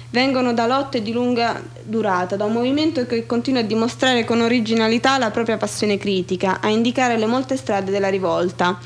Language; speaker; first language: Italian; native; Italian